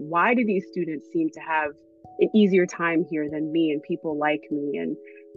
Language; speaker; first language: English; native; English